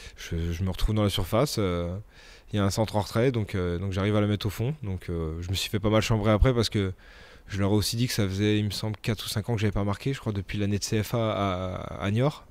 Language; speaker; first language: French; native; French